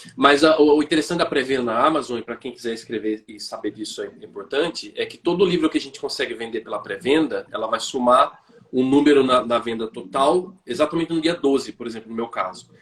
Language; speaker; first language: Portuguese; native; Portuguese